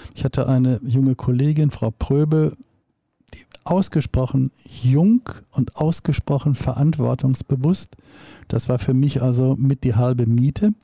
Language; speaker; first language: German; native; German